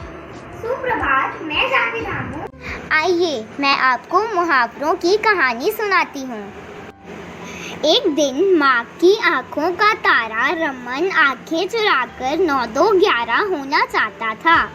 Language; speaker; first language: Hindi; native; Hindi